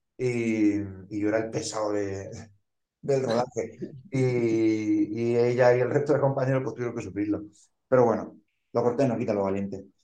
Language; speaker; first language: Spanish; native; Spanish